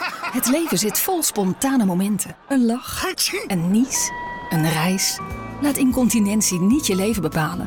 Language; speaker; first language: Dutch; native; Dutch